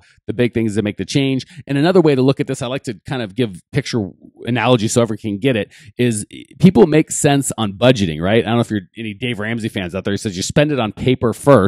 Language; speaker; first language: English; native; English